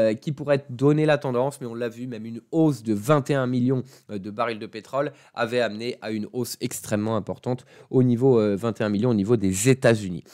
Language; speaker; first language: French; native; French